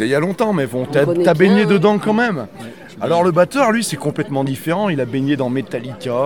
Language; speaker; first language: French; native; French